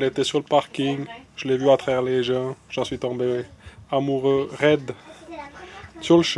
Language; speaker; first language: French; native; French